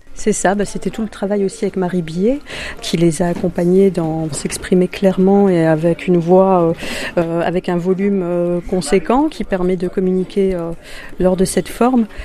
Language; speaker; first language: French; native; French